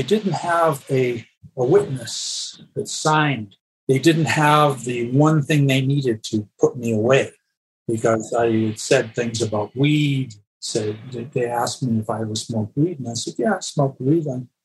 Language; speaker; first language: English; native; English